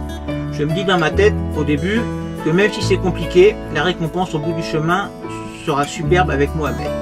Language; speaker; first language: French; native; French